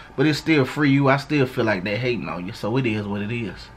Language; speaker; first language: English; native; English